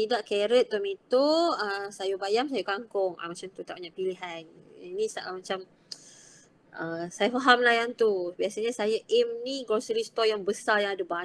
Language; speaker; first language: Malay; native; Malay